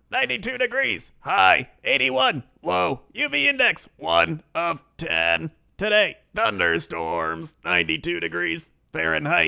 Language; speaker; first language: English; native; English